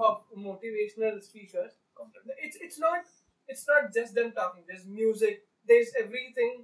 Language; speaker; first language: English; non-native, local second language; Marathi